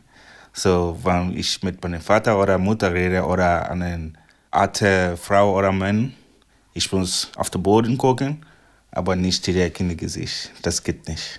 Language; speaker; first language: German; non-native, fluent; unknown